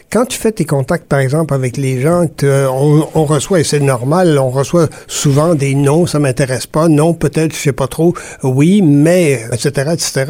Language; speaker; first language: French; native; French